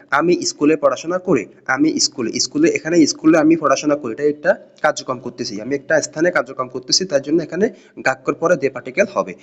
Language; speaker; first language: Bangla; native; Bangla